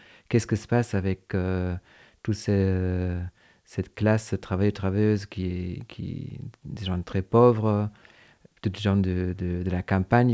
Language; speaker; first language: French; non-native, fluent; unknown